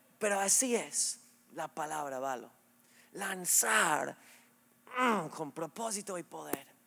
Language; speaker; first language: Spanish; non-native, fluent; English